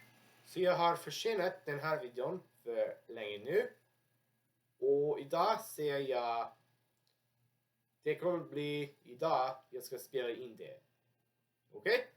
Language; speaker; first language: Swedish; non-native, learner; English